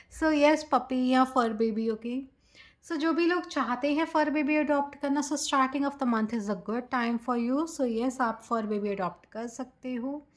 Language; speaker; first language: Hindi; native; Hindi